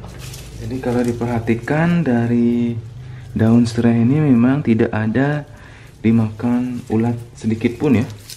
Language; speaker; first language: Indonesian; native; Indonesian